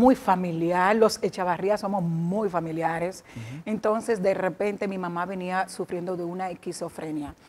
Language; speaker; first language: Spanish; native; Spanish